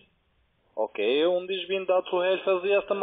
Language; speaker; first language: German; non-native, learner; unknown